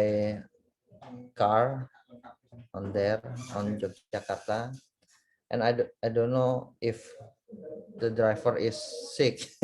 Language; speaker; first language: English; non-native, learner; Indonesian